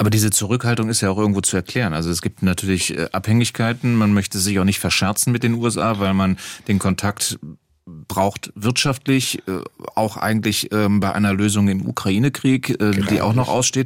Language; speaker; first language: German; native; German